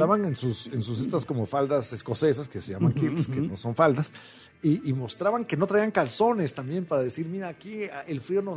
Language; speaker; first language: Spanish; native; Spanish